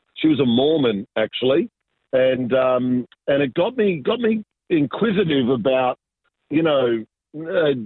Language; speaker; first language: English; native; English